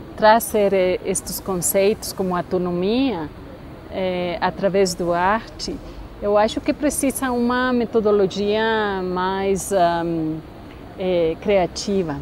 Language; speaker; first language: Portuguese; non-native, fluent; Spanish